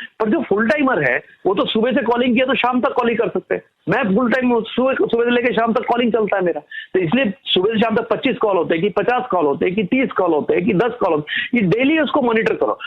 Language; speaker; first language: Hindi; native; Hindi